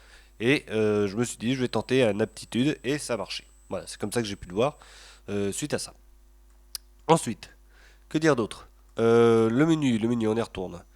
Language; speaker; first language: French; native; French